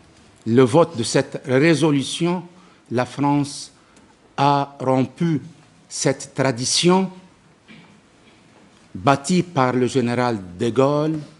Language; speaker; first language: French; non-native, local second language; Arabic